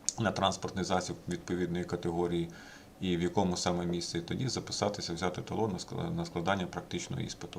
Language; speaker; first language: Ukrainian; native; Ukrainian